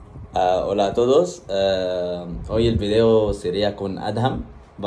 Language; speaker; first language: Spanish; non-native, fluent; Arabic